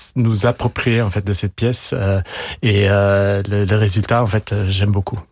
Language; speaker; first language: French; non-native, fluent; German